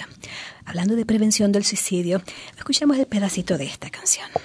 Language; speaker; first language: Spanish; native; Spanish